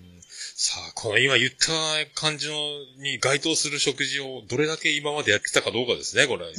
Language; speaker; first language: Japanese; native; Japanese